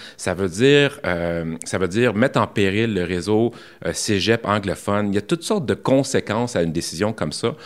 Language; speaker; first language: French; native; French